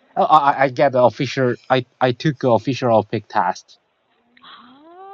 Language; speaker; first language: English; non-native, learner; Korean